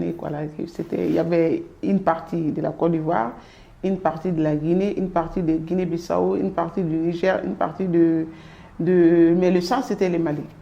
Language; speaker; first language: French; non-native, local second language; Mandingo